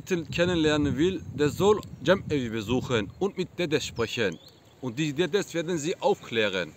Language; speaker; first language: German; non-native, fluent; Turkish